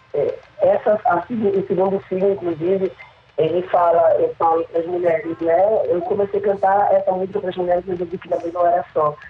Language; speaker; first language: Portuguese; native; Portuguese